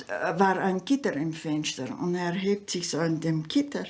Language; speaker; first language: German; early bilingual, heritage; German